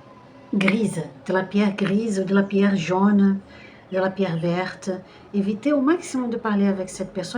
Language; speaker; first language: French; non-native, fluent; Portuguese